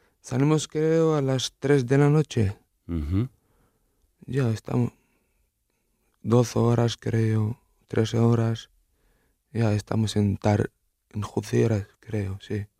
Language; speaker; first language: Spanish; non-native, learner; Arabic